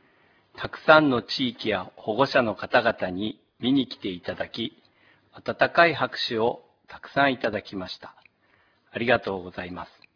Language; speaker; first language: Japanese; native; Japanese